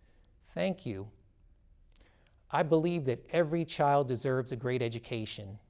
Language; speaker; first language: English; native; English